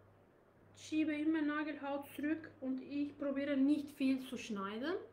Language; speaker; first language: German; non-native, learner; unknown